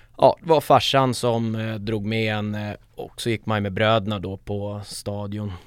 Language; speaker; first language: Swedish; native; Swedish